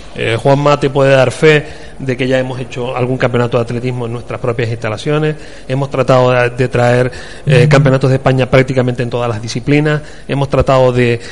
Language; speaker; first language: Spanish; native; Spanish